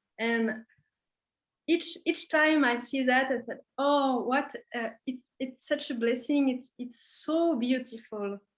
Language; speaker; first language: English; non-native, learner; French